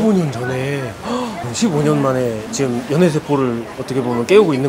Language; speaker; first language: Korean; native; Korean